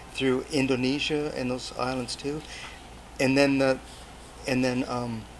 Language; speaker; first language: English; native; English